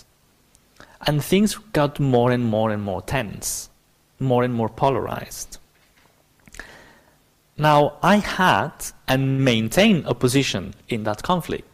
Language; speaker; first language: English; non-native, fluent; Spanish